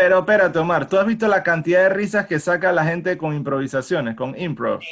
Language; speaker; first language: Spanish; native; Spanish